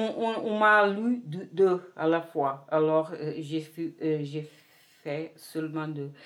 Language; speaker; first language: French; non-native, fluent; Portuguese